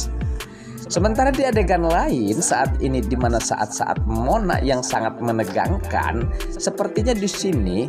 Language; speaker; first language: Indonesian; native; Indonesian